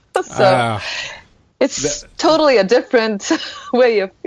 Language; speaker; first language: English; non-native, fluent; Japanese